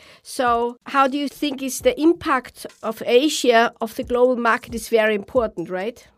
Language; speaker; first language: English; non-native, fluent; German